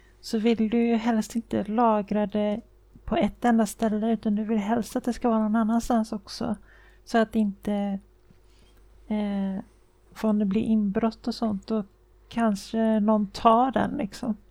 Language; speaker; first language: Swedish; native; Swedish